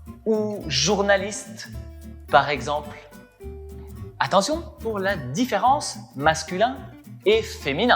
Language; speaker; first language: French; non-native, fluent; Spanish